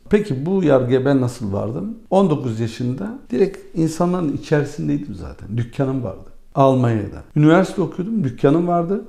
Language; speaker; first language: Turkish; early bilingual, heritage; Turkish